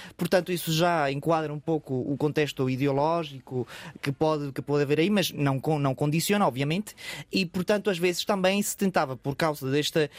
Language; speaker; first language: Portuguese; non-native, fluent; Spanish